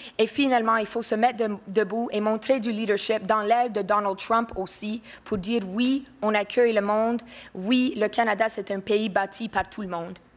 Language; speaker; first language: French; non-native, local second language; English